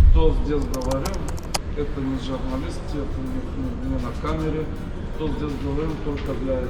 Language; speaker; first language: Russian; non-native, learner; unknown